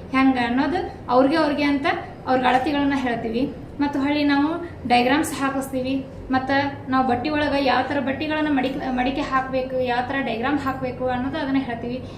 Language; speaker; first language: Kannada; native; Kannada